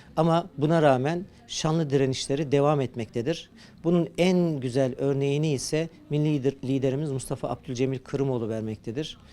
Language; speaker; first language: Turkish; early bilingual, heritage; Crimean Tatar